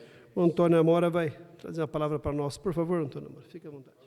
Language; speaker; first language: Portuguese; native; Portuguese